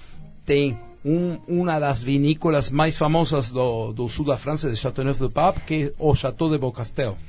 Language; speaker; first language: Portuguese; non-native, fluent; Spanish